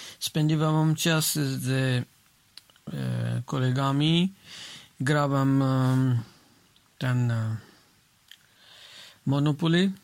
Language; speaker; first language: Polish; non-native, learner; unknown